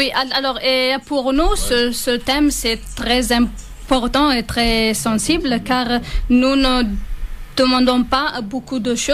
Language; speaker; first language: French; non-native, fluent; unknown